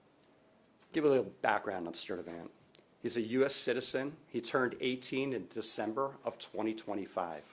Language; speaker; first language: English; native; English